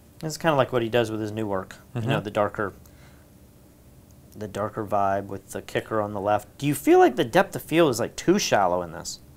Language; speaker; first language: English; native; English